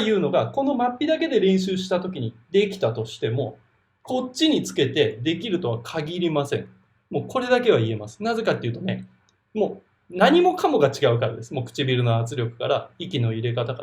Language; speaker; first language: Japanese; native; Japanese